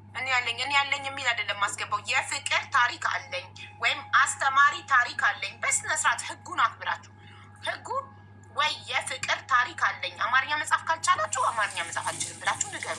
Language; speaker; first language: Amharic; native; Amharic